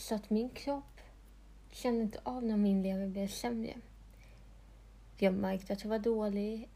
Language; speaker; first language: Swedish; non-native, local second language; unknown